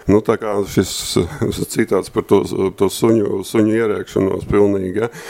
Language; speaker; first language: Latvian; native; Latvian